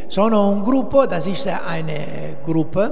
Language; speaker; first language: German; non-native, learner; Italian